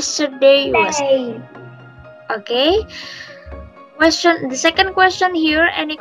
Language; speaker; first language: English; non-native, learner; Indonesian